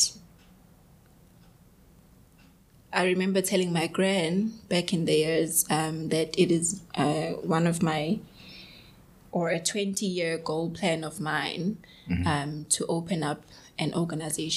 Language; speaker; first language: English; non-native, local second language; Zulu